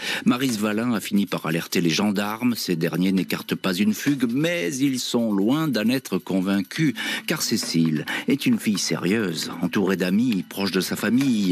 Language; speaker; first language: French; native; French